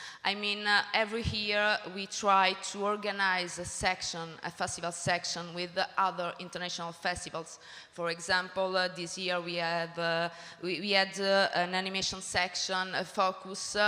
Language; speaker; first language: English; non-native, learner; Italian